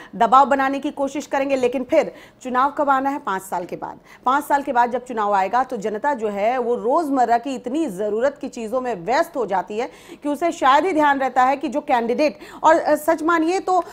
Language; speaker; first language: Hindi; native; Hindi